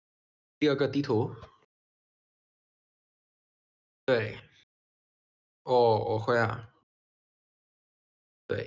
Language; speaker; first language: Chinese; non-native, local second language; Cantonese